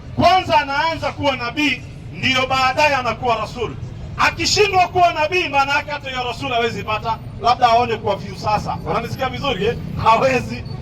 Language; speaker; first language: Swahili; non-native, local second language; Somali